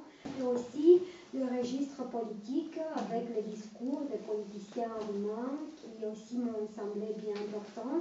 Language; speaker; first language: French; non-native, fluent; Romanian